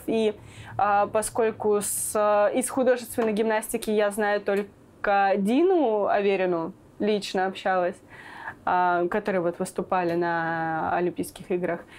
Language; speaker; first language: Russian; native; Russian